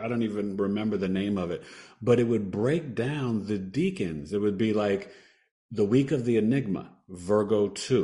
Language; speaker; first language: English; native; English